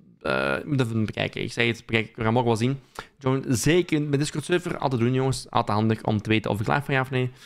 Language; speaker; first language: Dutch; native; Dutch